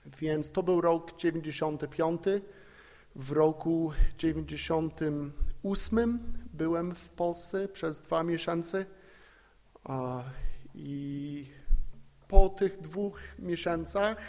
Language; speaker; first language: Polish; non-native, fluent; English